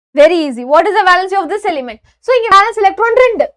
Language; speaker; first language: English; non-native, local second language; Tamil